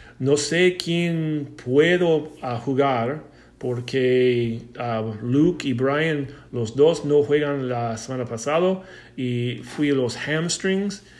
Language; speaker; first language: Spanish; non-native, learner; English